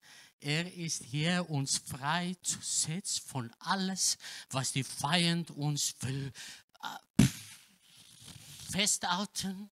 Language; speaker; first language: German; non-native, learner; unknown